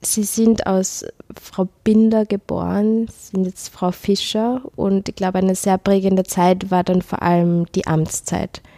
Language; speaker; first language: German; native; German